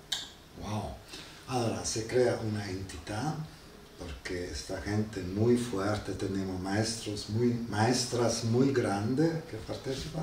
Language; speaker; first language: Spanish; non-native, learner; Italian